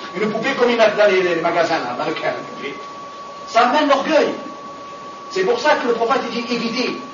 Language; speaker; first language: French; non-native, local second language; Arabic